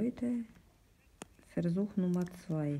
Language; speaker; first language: German; non-native, learner; Russian